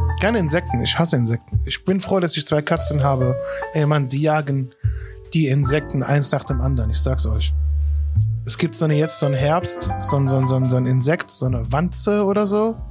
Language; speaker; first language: German; non-native, fluent; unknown